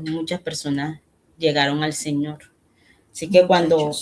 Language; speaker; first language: Spanish; native; Spanish